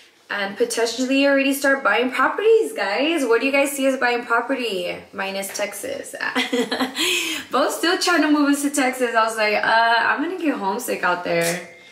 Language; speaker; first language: English; early bilingual, other home language; Spanish